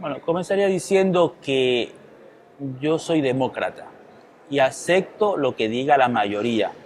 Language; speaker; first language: Spanish; native; Spanish